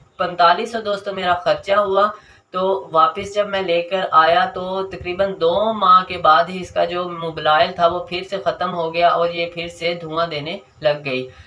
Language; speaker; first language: Urdu; native; Urdu